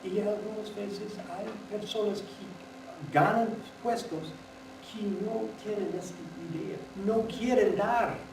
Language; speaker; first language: Spanish; non-native, learner; English